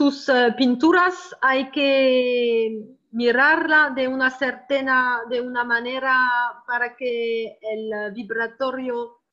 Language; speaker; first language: Spanish; non-native, learner; French